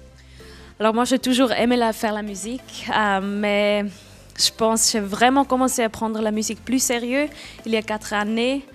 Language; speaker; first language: French; non-native, local second language; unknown